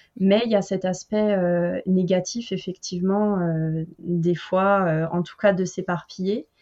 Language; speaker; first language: French; native; French